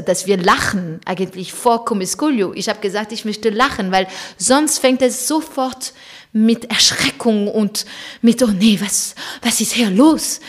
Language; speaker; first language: German; non-native, fluent; French